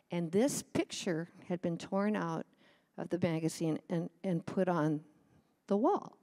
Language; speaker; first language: English; native; English